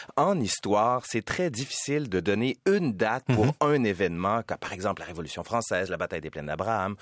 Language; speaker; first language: French; native; French